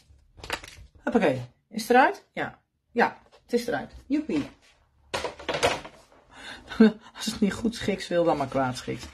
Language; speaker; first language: Dutch; native; Dutch